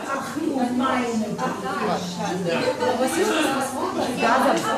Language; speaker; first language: German; non-native, learner; Russian